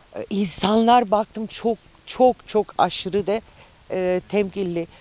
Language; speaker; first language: Turkish; early bilingual, heritage; Romanian